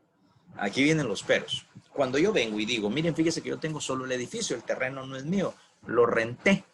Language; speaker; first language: Spanish; native; Spanish